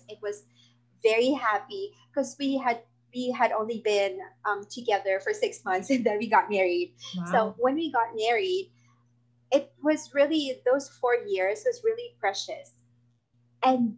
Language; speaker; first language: English; non-native, local second language; Filipino